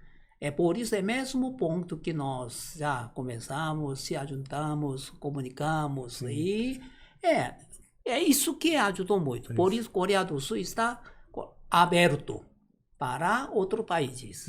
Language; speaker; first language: Portuguese; non-native, learner; Korean